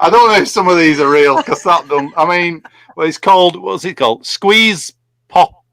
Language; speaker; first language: English; native; English